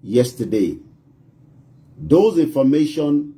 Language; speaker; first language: English; non-native, local second language; Yoruba